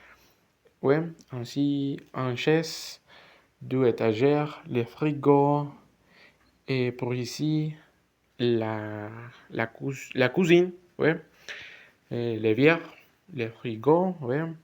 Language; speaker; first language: French; non-native, learner; Spanish